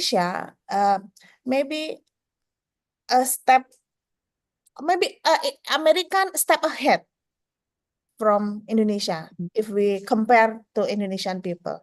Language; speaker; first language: English; non-native, fluent; Indonesian